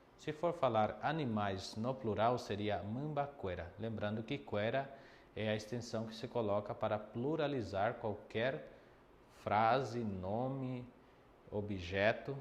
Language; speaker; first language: Portuguese; non-native, fluent; Guarani